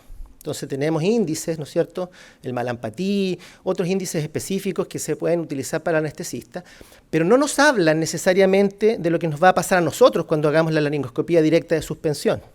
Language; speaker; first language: Spanish; native; Spanish